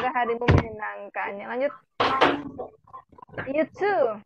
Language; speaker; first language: Indonesian; native; Indonesian